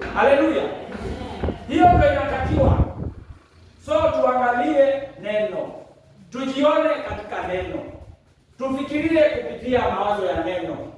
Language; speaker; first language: Swahili; non-native, local second language; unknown